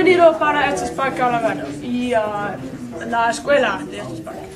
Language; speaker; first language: Spanish; non-native, learner; English